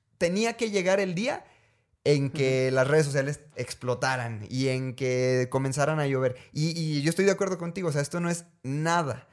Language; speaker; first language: Spanish; native; Spanish